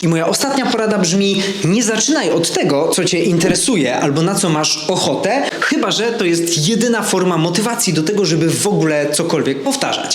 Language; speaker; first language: Polish; native; Polish